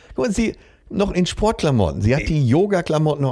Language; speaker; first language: German; native; German